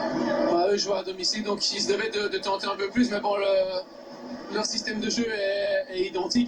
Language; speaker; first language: French; native; French